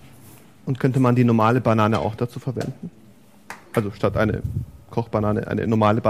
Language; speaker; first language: German; native; German